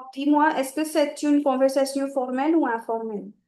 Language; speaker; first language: French; non-native, fluent; Hindi